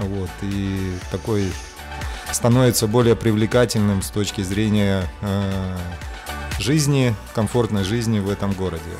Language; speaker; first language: Russian; native; Russian